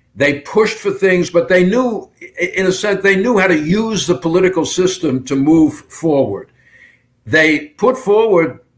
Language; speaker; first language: English; native; English